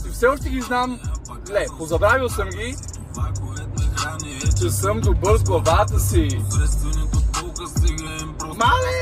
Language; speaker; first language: Bulgarian; native; Bulgarian